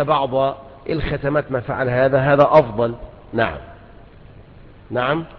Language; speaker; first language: Arabic; native; Arabic